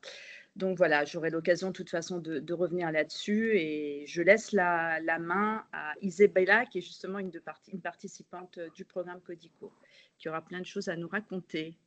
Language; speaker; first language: French; native; French